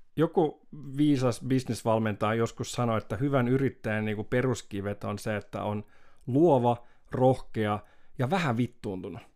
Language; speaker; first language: Finnish; native; Finnish